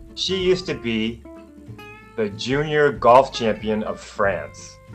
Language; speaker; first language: English; native; English